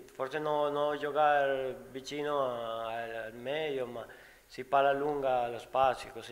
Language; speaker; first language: Italian; non-native, learner; Spanish